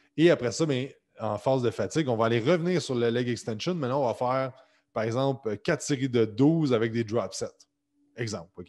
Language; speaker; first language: French; native; French